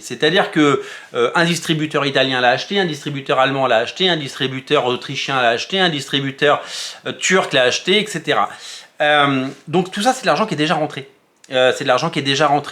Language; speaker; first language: French; native; French